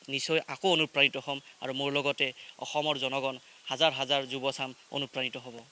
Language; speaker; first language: Assamese; native; Assamese